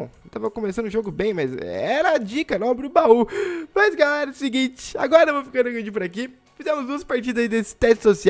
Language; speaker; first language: Portuguese; native; Portuguese